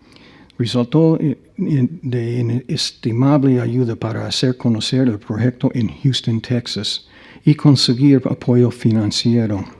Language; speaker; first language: Spanish; non-native, fluent; English